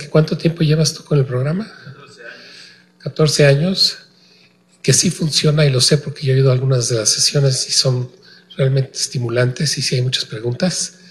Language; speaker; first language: Spanish; native; Spanish